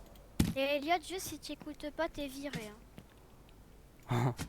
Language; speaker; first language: French; native; French